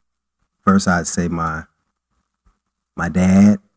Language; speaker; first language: English; native; English